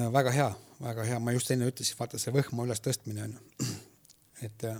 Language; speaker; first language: Estonian; native; Estonian